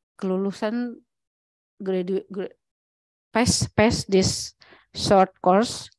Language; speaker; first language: English; non-native, learner; Indonesian